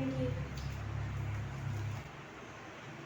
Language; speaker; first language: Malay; non-native, local second language; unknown